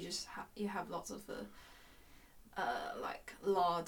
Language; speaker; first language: English; non-native, fluent; Chinese